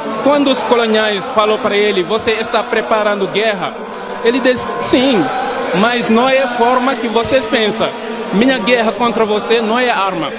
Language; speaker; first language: Portuguese; non-native, fluent; Wolof